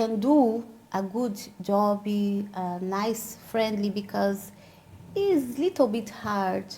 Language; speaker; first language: English; non-native, learner; Portuguese